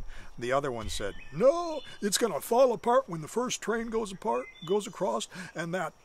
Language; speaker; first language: English; native; English